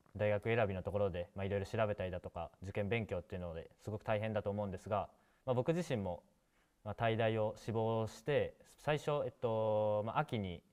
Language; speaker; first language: Japanese; native; Japanese